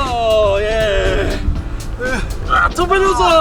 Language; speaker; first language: Japanese; non-native, learner; Chinese